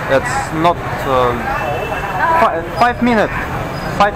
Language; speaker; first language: English; non-native, learner; Russian